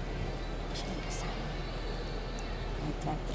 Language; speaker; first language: Filipino; non-native, local second language; Cebuano